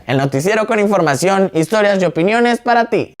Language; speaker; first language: Spanish; native; Spanish